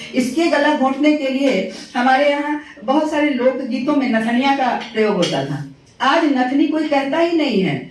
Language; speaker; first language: Hindi; non-native, local second language; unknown